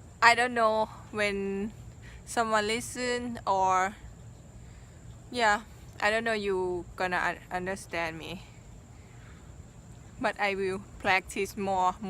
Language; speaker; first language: English; non-native, learner; Thai